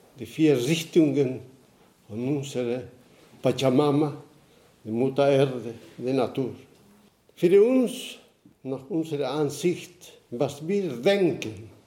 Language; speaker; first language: German; non-native, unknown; Aymara